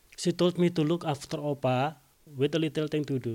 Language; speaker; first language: English; non-native, learner; Indonesian